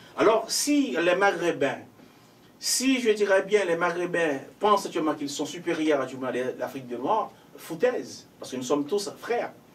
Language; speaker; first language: French; non-native, local second language; Haitian Creole